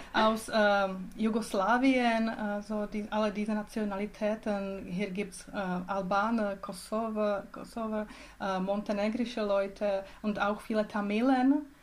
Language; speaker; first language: German; non-native, learner; Czech